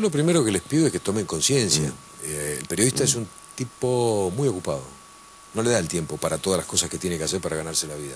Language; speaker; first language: Spanish; native; Spanish